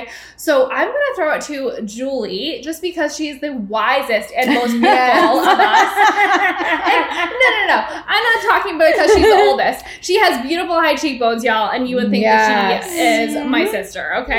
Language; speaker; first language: English; native; English